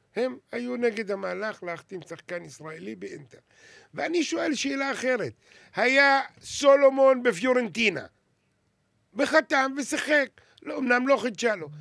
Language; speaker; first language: Hebrew; non-native, local second language; Arabic